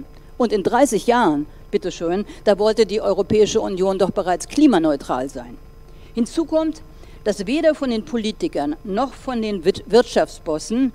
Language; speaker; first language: German; native; German